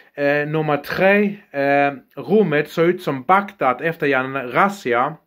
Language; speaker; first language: Swedish; native; Swedish